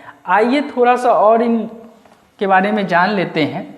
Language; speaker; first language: Hindi; native; Hindi